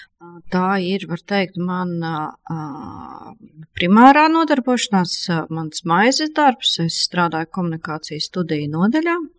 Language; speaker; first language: Latvian; native; Latvian